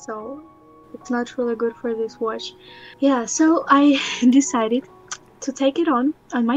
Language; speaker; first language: English; non-native, learner; Russian